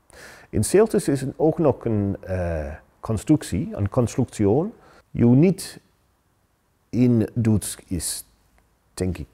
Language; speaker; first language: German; non-native, fluent; English